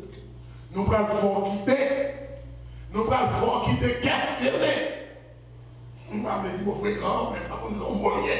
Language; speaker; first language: French; non-native, local second language; Haitian Creole